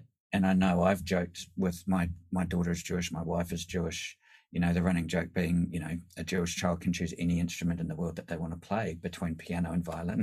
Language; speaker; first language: English; native; English